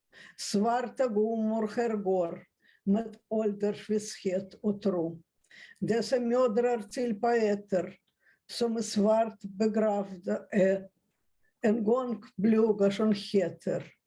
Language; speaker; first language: Swedish; non-native, fluent; Russian